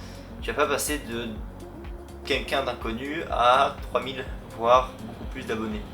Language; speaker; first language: French; native; French